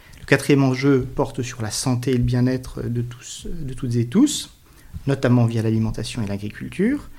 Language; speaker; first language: French; native; French